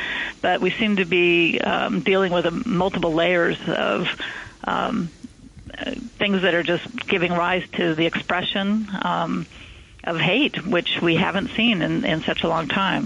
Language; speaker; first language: English; native; English